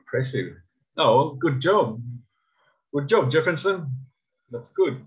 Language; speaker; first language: English; non-native, learner; Spanish